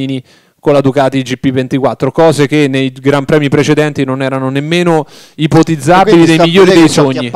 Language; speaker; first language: Italian; native; Italian